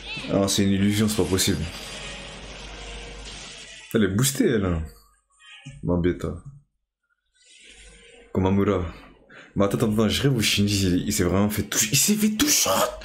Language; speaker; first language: French; native; French